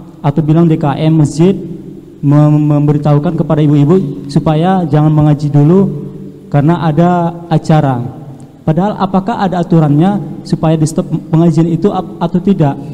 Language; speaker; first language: Indonesian; native; Indonesian